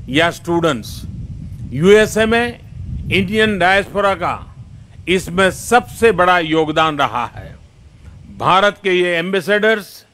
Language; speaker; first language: Hindi; non-native, local second language; Gujarati